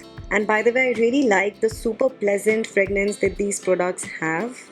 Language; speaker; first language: English; non-native, local second language; Hindi